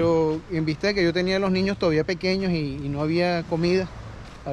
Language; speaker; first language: Spanish; native; Spanish